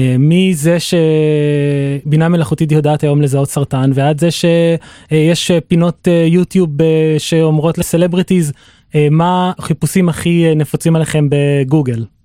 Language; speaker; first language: Hebrew; native; Hebrew